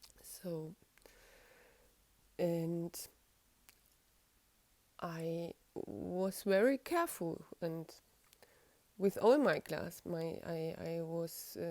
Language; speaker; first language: English; non-native, fluent; German